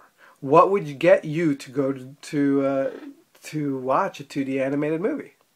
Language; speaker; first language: English; native; English